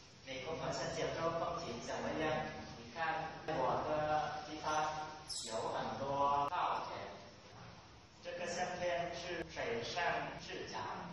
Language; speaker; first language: Chinese; non-native, learner; Vietnamese